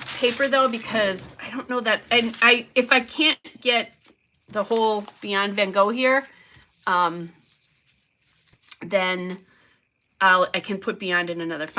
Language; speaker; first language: English; native; English